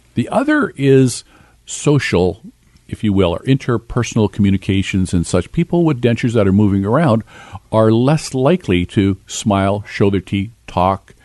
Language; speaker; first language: English; native; English